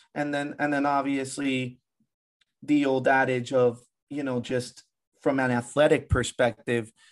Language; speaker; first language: English; early bilingual, other home language; Spanish